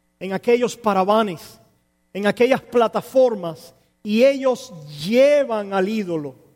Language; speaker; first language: Spanish; native; Spanish